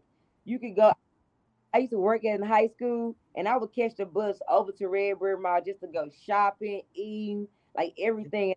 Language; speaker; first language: English; native; English